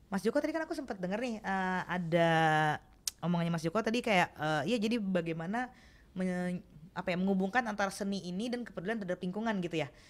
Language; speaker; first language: Indonesian; native; Indonesian